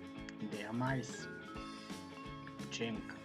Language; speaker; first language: German; non-native, fluent; Macedonian